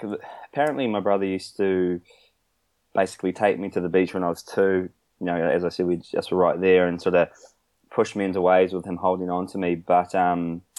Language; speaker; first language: English; native; English